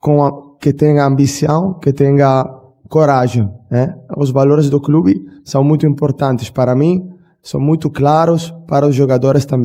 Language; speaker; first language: Portuguese; non-native, fluent; Italian